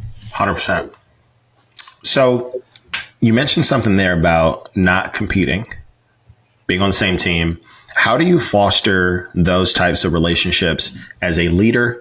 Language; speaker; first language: English; native; English